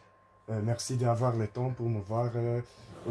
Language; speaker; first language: French; non-native, learner; Dutch